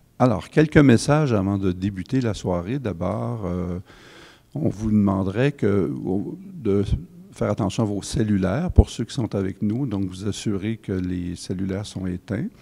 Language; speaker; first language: French; native; French